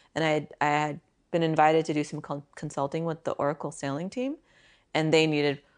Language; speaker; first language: English; native; English